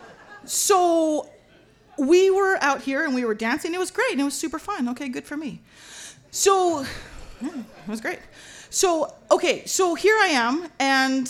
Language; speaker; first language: English; native; English